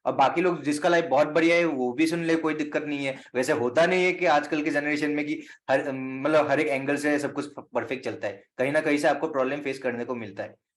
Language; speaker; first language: Hindi; non-native, local second language; Assamese